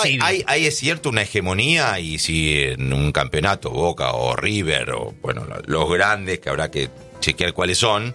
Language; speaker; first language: Spanish; native; Spanish